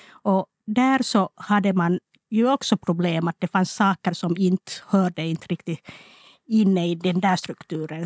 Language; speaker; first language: Swedish; non-native, local second language; Finnish